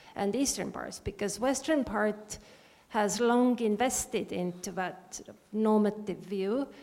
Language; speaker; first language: English; non-native, fluent; Estonian